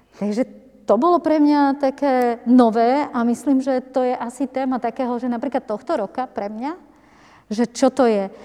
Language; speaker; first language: Slovak; native; Slovak